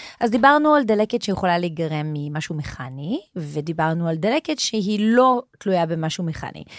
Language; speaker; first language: Hebrew; native; Hebrew